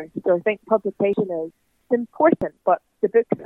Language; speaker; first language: English; native; English